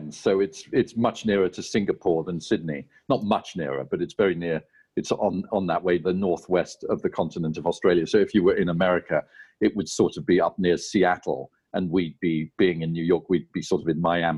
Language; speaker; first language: English; native; English